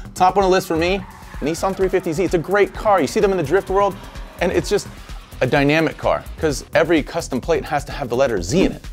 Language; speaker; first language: English; native; English